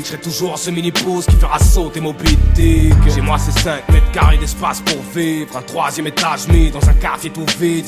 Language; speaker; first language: French; native; French